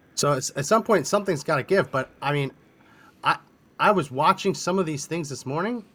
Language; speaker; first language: English; native; English